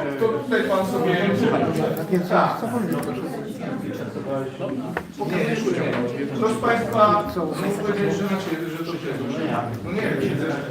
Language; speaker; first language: Polish; native; Polish